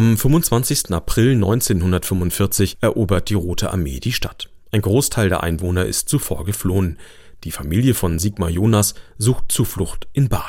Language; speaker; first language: German; native; German